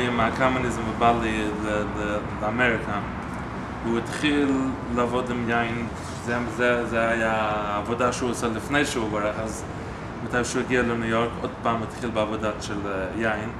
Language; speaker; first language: Hebrew; non-native, fluent; English